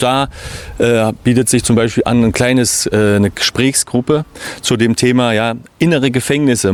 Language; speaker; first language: German; native; German